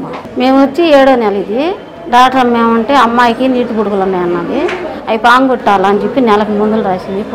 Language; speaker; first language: Telugu; native; Telugu